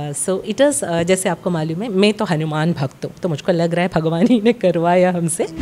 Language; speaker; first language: Hindi; non-native, local second language; Malayalam